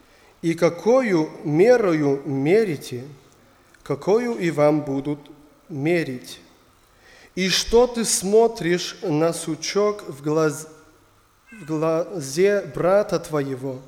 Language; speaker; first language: Russian; non-native, learner; German